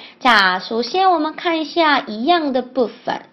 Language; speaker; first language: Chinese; non-native, learner; Korean